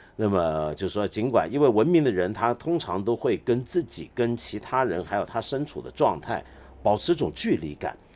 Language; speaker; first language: Chinese; non-native, local second language; Cantonese